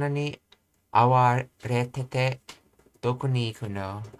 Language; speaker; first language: Japanese; non-native, learner; English